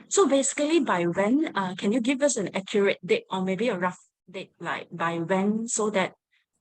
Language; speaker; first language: English; non-native, fluent; Chinese